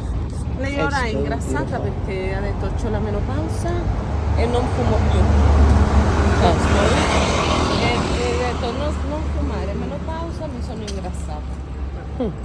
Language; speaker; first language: Italian; native; Italian